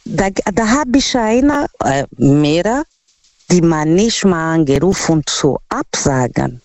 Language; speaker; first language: German; non-native, fluent; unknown